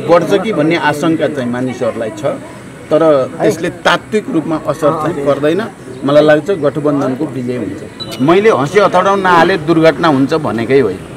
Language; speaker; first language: Nepali; native; Nepali